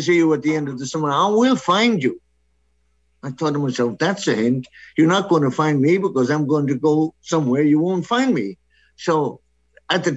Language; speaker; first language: English; non-native, local second language; Irish